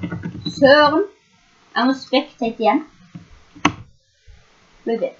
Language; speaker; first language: Norwegian; native; Norwegian